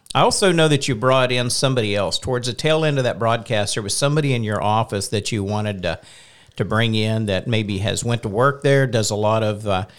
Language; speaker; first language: English; native; English